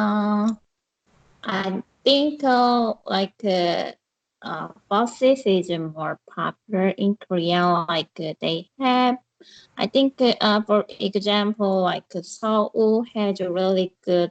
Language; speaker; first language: English; non-native, learner; Korean